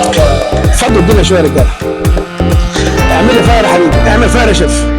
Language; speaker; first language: Arabic; native; Arabic